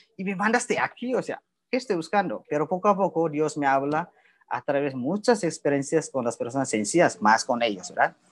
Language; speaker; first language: Spanish; non-native, learner; Indonesian